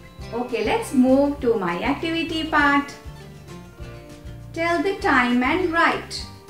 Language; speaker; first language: English; non-native, local second language; Sinhala